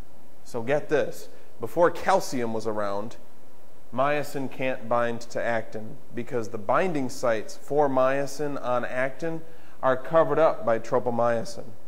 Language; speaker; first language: English; native; English